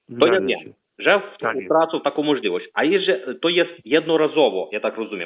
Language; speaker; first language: Polish; non-native, learner; Ukrainian